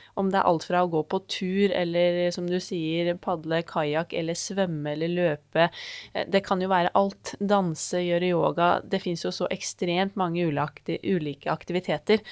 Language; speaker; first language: Norwegian; native; Norwegian